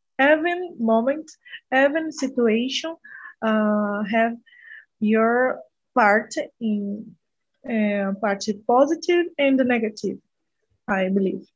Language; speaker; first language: English; non-native, learner; Portuguese